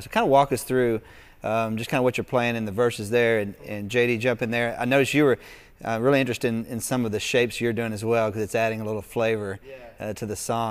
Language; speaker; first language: English; native; English